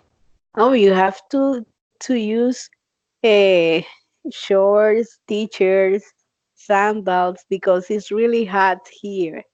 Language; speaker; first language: English; non-native, learner; Spanish